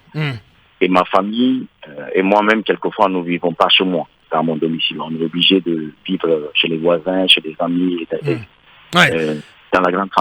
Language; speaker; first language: French; non-native, local second language; Fula